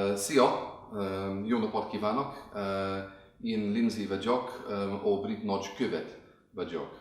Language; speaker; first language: Hungarian; non-native, learner; English